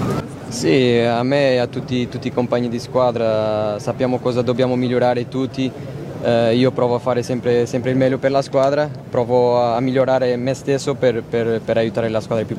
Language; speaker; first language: Italian; non-native, fluent; Portuguese